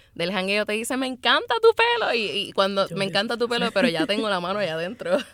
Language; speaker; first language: Spanish; native; Spanish